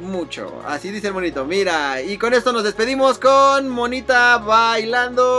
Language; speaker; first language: Spanish; native; Spanish